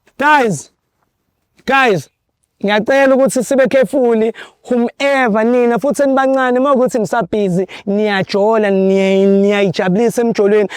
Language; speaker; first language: Zulu; native; Zulu